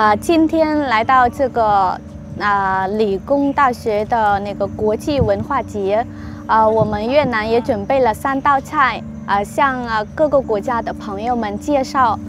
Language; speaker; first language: Chinese; non-native, fluent; Vietnamese